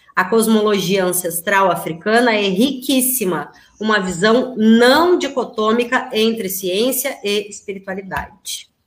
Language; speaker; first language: Portuguese; native; Portuguese